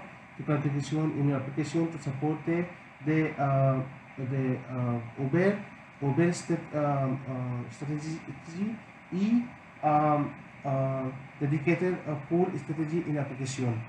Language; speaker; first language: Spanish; non-native, learner; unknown